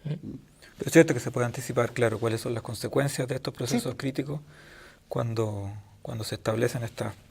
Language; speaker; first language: Spanish; native; Spanish